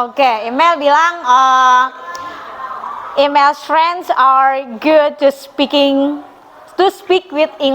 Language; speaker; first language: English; non-native, fluent; Indonesian